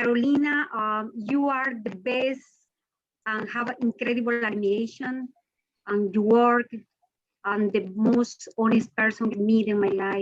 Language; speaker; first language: English; non-native, learner; Spanish